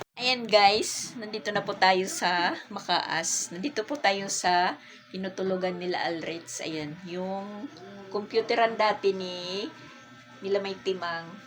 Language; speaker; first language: Filipino; non-native, local second language; Waray